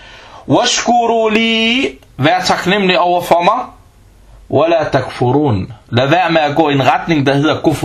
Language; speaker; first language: Danish; early bilingual, other home language; Arabic